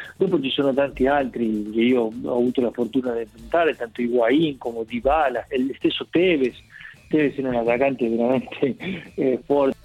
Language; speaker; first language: Italian; non-native, fluent; Spanish